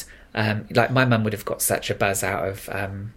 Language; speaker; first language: English; native; English